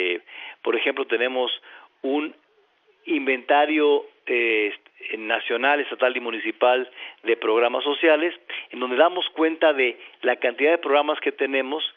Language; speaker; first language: Spanish; native; Spanish